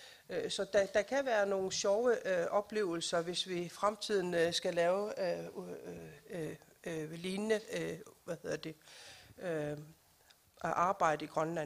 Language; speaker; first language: Danish; non-native, local second language; Kalaallisut